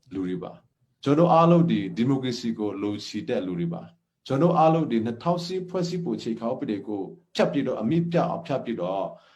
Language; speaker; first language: Burmese; non-native, local second language; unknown